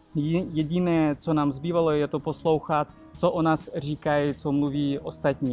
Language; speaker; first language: Czech; non-native, fluent; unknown